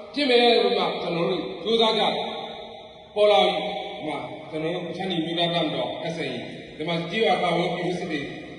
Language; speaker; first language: Burmese; non-native, local second language; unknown